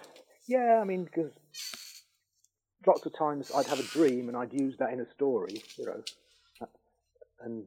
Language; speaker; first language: English; native; English